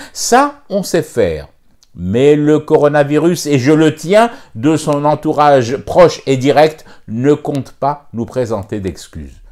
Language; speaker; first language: French; non-native, local second language; Arabic